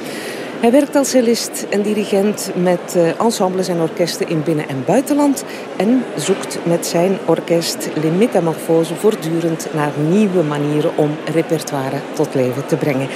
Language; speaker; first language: Dutch; native; Dutch